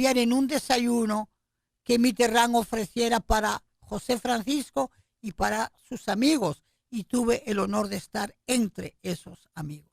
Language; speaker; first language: Spanish; native; Spanish